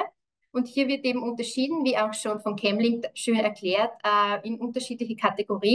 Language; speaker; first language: German; native; German